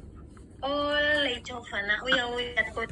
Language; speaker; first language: Cantonese; non-native, learner; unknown